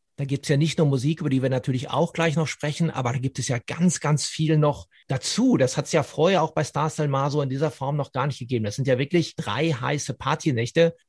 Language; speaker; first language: German; native; German